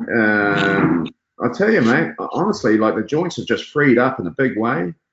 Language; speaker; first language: English; native; English